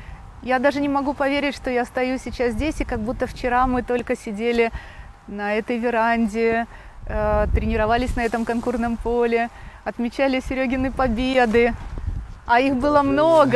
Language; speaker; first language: Russian; native; Russian